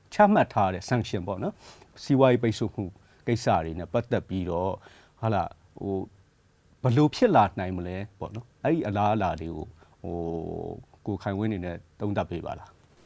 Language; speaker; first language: Burmese; native; Burmese